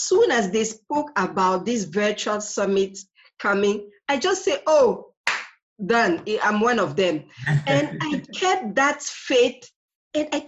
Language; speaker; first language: English; non-native, local second language; French